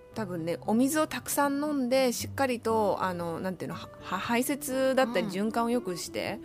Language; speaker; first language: Japanese; native; Japanese